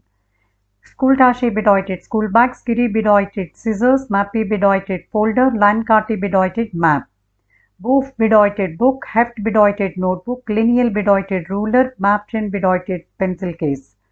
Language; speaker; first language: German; non-native, learner; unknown